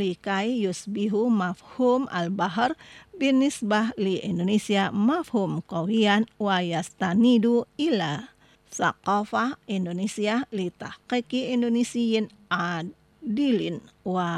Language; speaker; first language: Arabic; non-native, fluent; Indonesian